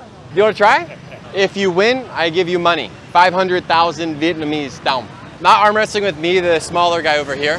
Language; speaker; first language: English; native; English